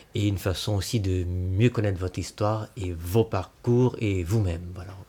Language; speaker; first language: French; native; French